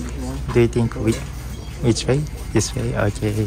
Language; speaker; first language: English; non-native, learner; Japanese